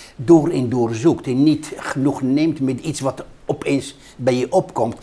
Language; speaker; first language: Dutch; non-native, fluent; Hebrew